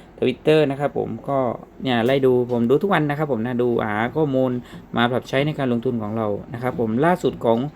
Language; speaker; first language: Thai; native; Thai